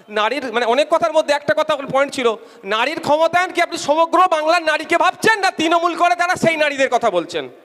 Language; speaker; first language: Bangla; native; Bangla